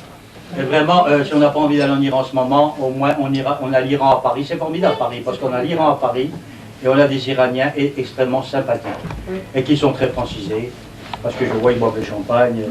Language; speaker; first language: French; native; French